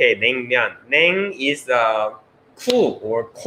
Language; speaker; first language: English; non-native, learner; Korean